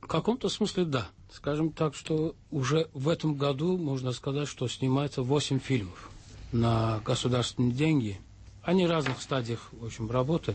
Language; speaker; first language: Russian; non-native, local second language; Azerbaijani